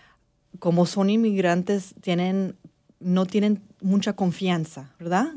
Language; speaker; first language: Spanish; early bilingual, heritage; English